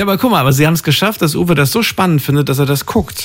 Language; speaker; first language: German; native; German